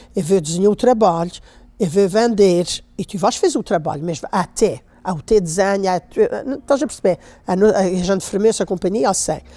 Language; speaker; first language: Portuguese; native; Portuguese